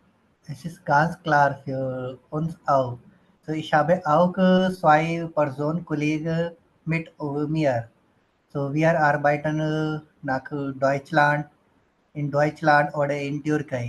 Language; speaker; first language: German; non-native, learner; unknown